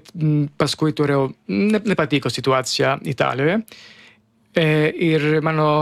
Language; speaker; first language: Lithuanian; non-native, learner; Italian